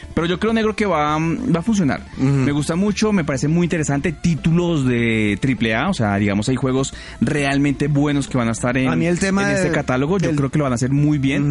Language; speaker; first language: Spanish; native; Spanish